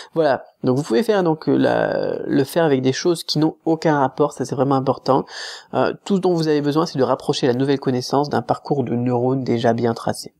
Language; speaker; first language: French; native; French